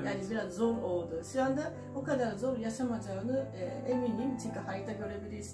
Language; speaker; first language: Turkish; non-native, fluent; Japanese